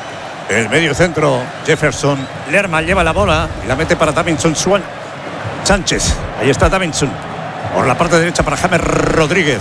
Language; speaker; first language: Spanish; native; Spanish